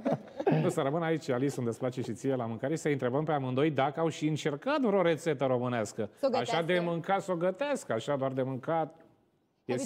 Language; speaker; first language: Romanian; native; Romanian